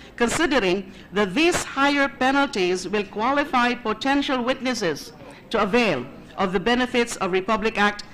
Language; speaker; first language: English; non-native, local second language; Filipino